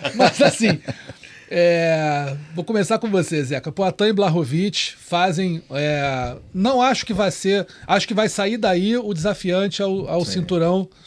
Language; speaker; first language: Portuguese; native; Portuguese